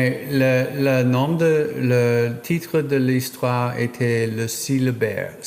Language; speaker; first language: French; non-native, learner; English